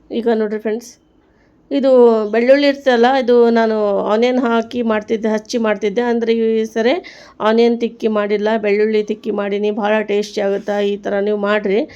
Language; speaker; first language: Kannada; non-native, local second language; Urdu